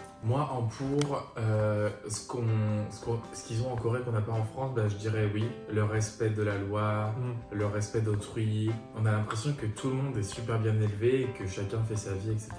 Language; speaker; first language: French; native; French